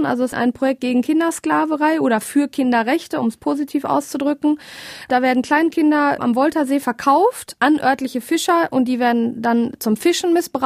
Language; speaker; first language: German; native; German